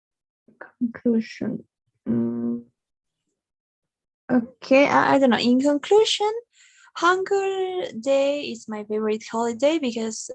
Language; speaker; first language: English; non-native, learner; Spanish